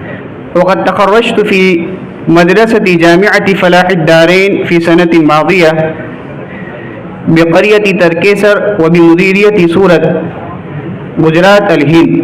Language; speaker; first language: Arabic; non-native, fluent; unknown